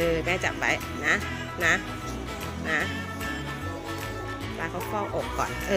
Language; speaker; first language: Thai; native; Thai